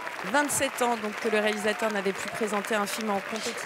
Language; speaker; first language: French; native; French